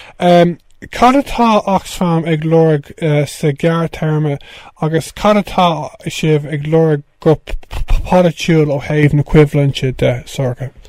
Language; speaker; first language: Irish; native; Irish